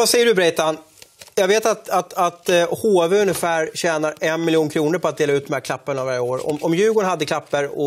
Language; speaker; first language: Swedish; native; Swedish